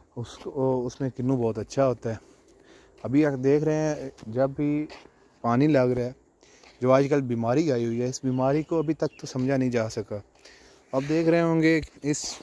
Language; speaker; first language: Urdu; non-native, local second language; Punjabi